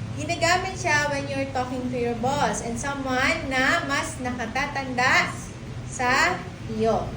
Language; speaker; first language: Filipino; native; Filipino